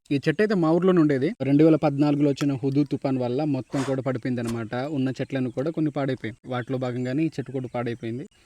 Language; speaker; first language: Telugu; native; Telugu